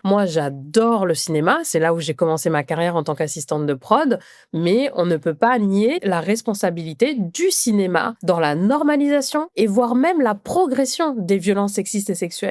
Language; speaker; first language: French; native; French